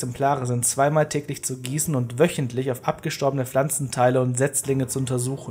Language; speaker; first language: German; native; German